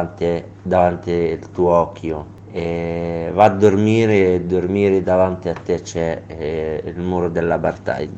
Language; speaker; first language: Italian; non-native, learner; Arabic